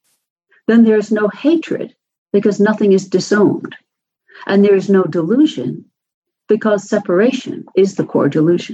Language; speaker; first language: English; native; English